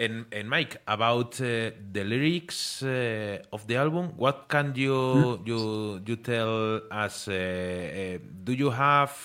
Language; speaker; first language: English; non-native, learner; Spanish